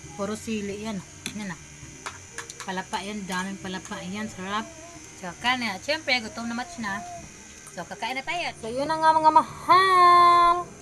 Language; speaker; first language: Filipino; non-native, local second language; Cebuano